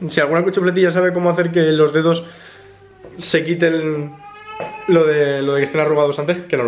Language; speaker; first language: Spanish; native; Spanish